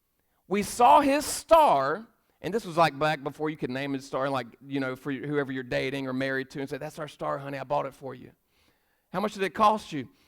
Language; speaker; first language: English; native; English